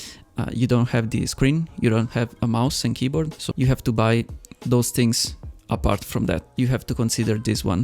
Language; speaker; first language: English; non-native, fluent; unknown